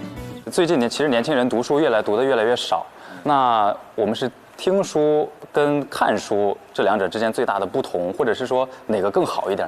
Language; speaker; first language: Chinese; native; Chinese